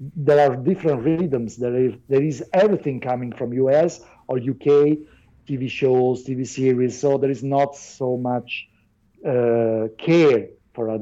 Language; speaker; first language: English; non-native, fluent; Italian